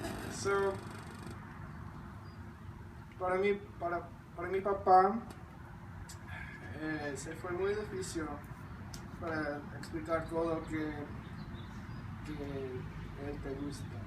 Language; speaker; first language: Spanish; non-native, learner; English